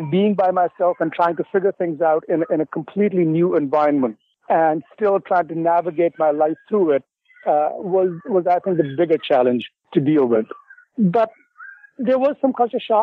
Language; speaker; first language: English; non-native, local second language; Urdu